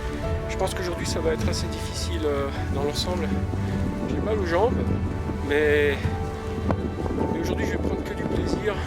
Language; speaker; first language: French; native; French